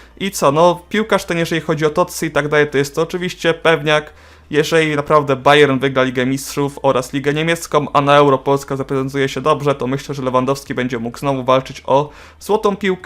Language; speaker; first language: Polish; native; Polish